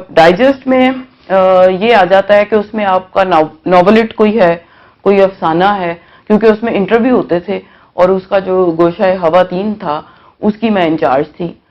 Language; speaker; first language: Urdu; native; Urdu